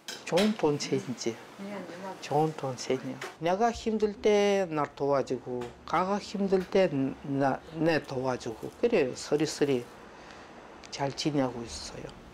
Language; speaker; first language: Korean; non-native, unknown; Russian